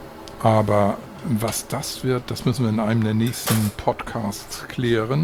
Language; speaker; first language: German; native; German